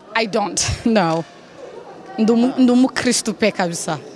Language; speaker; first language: Kinyarwanda; non-native, learner; Somali